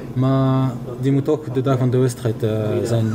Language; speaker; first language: Dutch; non-native, fluent; French